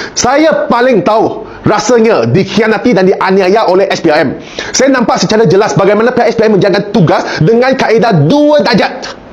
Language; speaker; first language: Malay; non-native, local second language; Chinese